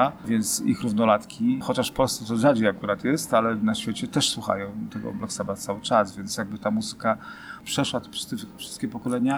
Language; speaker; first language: Polish; native; Polish